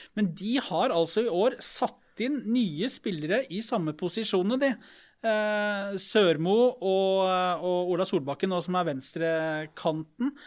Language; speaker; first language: Norwegian; native; Norwegian